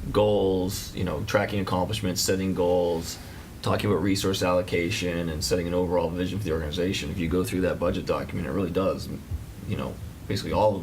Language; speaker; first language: English; native; English